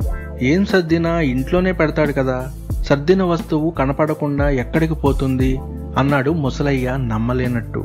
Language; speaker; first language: Telugu; native; Telugu